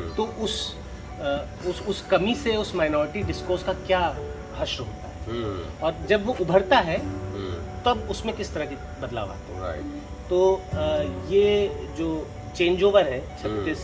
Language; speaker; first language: Hindi; native; Hindi